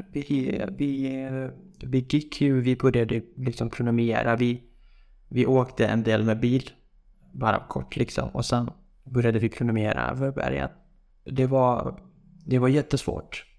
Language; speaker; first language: Swedish; non-native, fluent; Kurdish